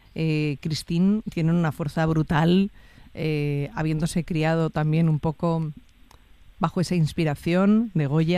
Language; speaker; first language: Spanish; native; Spanish